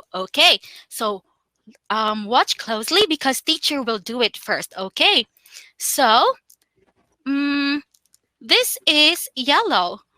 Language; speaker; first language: English; non-native, local second language; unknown